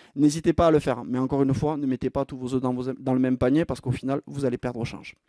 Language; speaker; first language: French; native; French